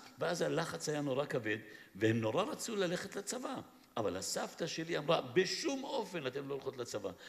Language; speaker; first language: Hebrew; native; Hebrew